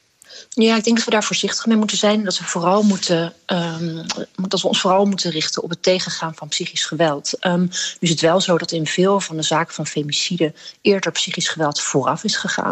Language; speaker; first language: Dutch; native; Dutch